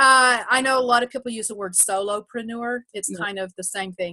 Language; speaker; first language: English; native; English